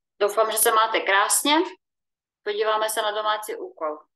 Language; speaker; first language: Czech; non-native, fluent; Ukrainian